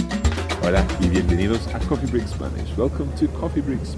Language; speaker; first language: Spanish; non-native, fluent; English